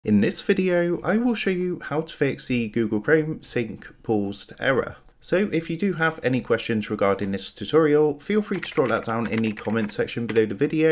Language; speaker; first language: English; native; English